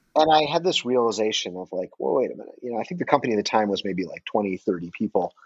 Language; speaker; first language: English; native; English